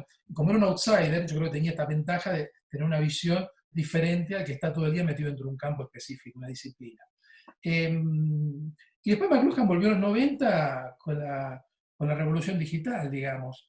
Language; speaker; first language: Spanish; native; Spanish